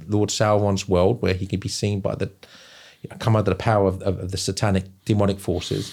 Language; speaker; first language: English; native; English